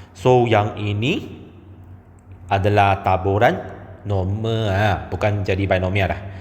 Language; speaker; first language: Malay; non-native, local second language; Chinese